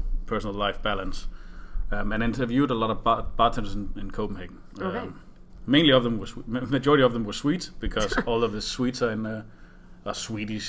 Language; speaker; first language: English; non-native, fluent; Danish